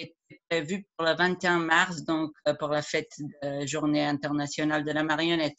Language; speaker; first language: French; non-native, fluent; Croatian